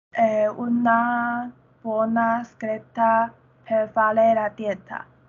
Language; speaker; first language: Italian; non-native, learner; Chinese